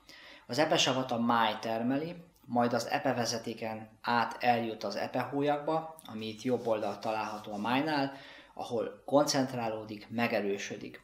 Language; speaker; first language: Hungarian; native; Hungarian